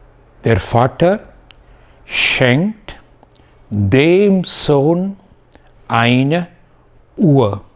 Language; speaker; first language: German; non-native, fluent; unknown